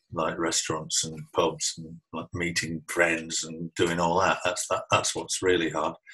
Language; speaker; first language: English; native; English